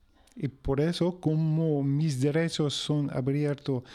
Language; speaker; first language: Spanish; non-native, fluent; French